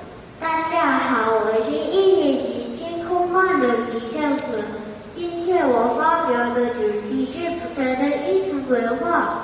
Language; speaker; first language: Chinese; non-native, learner; Korean